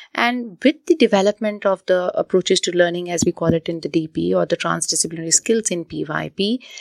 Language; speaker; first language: English; non-native, local second language; Hindi